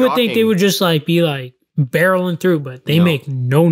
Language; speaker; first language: English; native; English